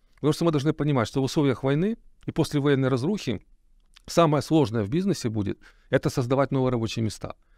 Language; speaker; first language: Russian; native; Russian